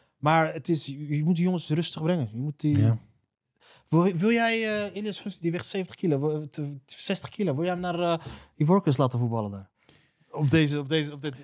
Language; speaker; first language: Dutch; early bilingual, other home language; Arabic